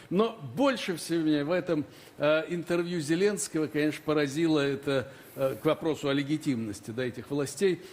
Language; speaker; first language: Russian; native; Russian